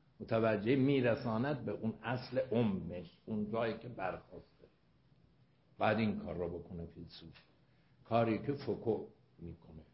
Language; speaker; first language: Persian; non-native, local second language; Azerbaijani